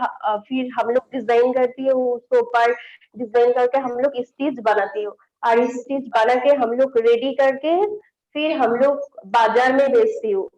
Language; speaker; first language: Hindi; non-native, local second language; Bangla